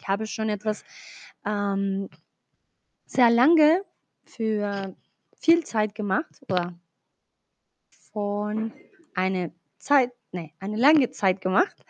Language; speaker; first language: German; non-native, learner; Spanish